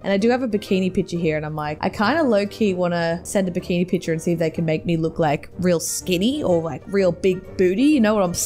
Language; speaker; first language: English; native; English